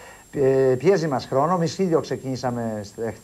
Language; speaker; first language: Greek; non-native, fluent; Polish